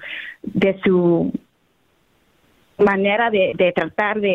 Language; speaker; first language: Spanish; early bilingual, heritage; Spanish